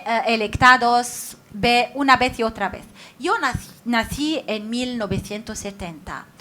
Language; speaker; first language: Spanish; non-native, fluent; Arabic